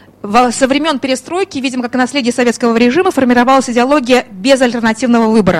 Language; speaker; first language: Russian; native; Russian